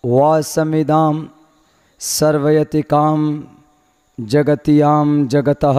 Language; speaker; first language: Hindi; native; Hindi